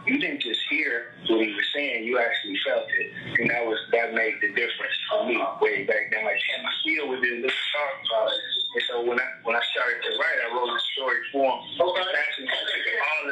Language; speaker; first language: English; native; English